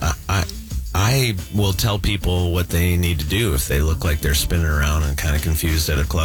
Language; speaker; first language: English; native; English